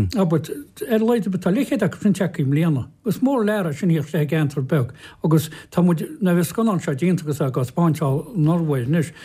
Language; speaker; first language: Irish; native; Irish